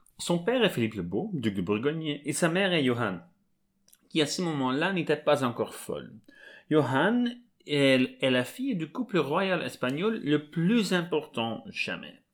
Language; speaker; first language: French; non-native, local second language; Dutch